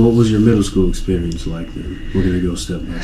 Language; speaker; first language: English; native; English